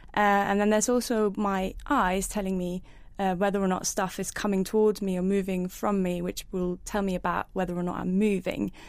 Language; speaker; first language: English; non-native, fluent; Norwegian